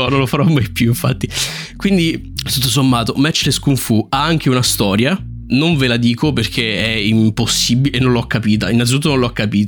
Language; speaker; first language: Italian; native; Italian